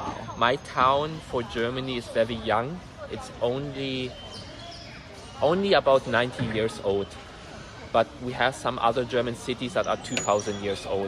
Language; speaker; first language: English; non-native, fluent; German